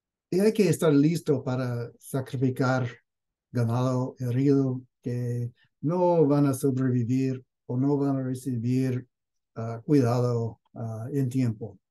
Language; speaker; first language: Spanish; non-native, fluent; English